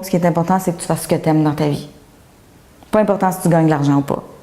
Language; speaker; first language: French; native; French